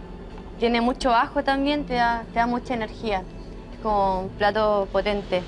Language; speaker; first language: Spanish; native; Spanish